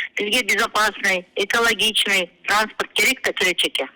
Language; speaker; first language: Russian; non-native, local second language; Kyrgyz